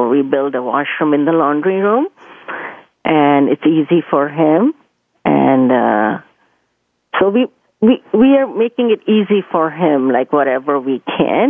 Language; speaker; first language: English; non-native, local second language; Punjabi